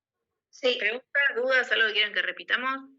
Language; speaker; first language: Spanish; native; Spanish